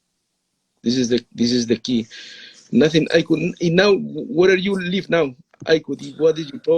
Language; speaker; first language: English; non-native, learner; Spanish